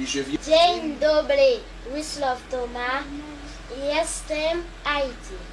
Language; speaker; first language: Polish; non-native, learner; Haitian Creole